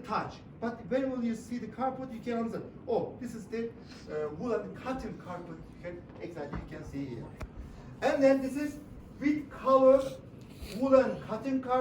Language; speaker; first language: English; non-native, learner; Turkish